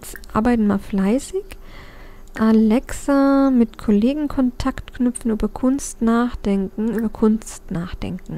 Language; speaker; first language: German; native; German